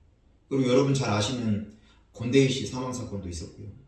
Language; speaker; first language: Korean; native; Korean